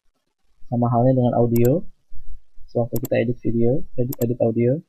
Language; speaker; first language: Indonesian; native; Indonesian